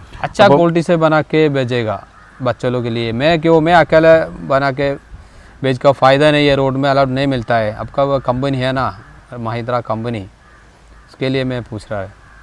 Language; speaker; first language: Hindi; non-native, local second language; Malayalam